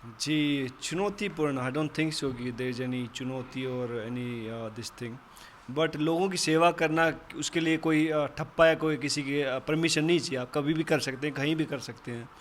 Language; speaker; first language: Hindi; native; Hindi